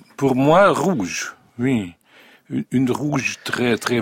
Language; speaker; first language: French; non-native, fluent; Hungarian